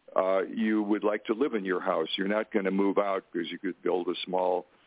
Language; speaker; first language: English; native; English